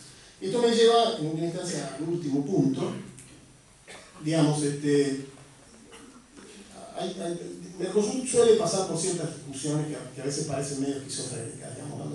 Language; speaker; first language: Spanish; native; Spanish